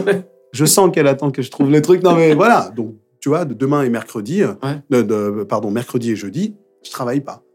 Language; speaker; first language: French; native; French